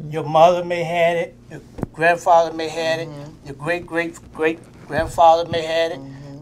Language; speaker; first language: English; native; English